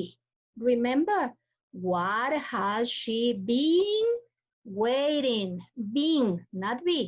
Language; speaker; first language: English; non-native, fluent; Spanish